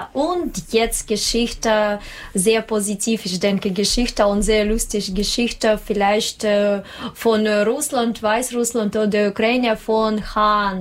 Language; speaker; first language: German; non-native, learner; Russian